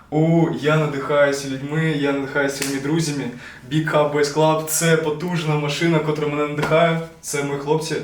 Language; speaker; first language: Ukrainian; non-native, local second language; Russian